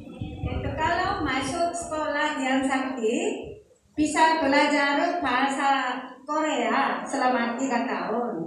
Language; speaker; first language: Indonesian; non-native, learner; Korean